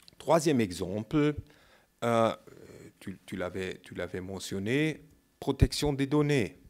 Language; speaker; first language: French; non-native, fluent; German